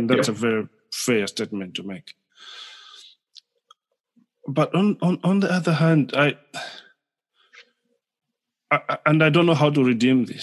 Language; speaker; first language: English; non-native, local second language; Nyanja